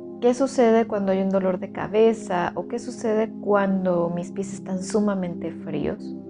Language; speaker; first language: Spanish; native; Spanish